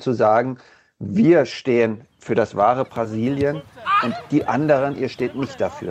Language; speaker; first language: German; native; German